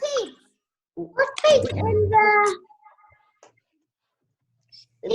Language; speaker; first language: English; non-native, learner; Arabic